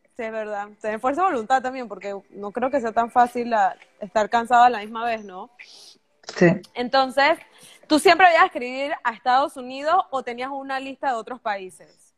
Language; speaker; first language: Spanish; native; Spanish